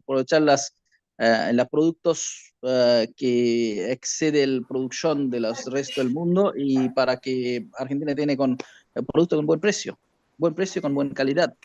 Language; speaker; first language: Spanish; non-native, learner; Bangla